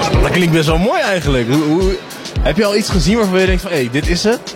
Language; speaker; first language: Dutch; native; Dutch